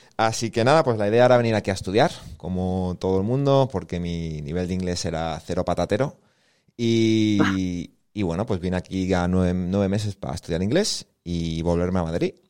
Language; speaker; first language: Spanish; native; Spanish